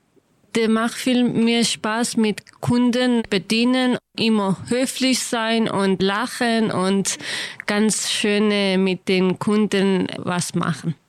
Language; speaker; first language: German; non-native, learner; Kurdish